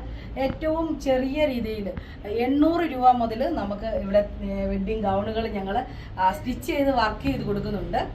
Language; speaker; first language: Malayalam; native; Malayalam